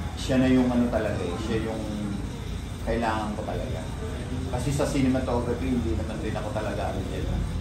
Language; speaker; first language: Filipino; native; Filipino